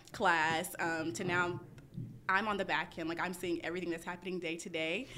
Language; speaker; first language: English; native; English